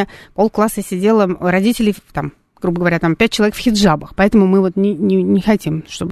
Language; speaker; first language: Russian; native; Russian